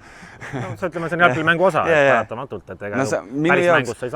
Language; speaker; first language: Estonian; native; Estonian